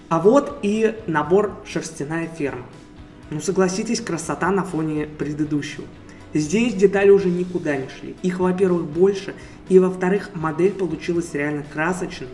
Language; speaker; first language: Russian; native; Russian